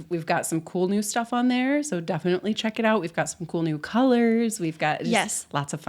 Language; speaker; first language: English; native; English